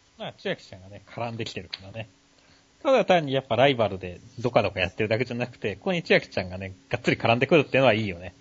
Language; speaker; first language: Japanese; native; Japanese